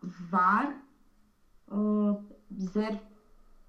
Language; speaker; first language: German; non-native, learner; Romanian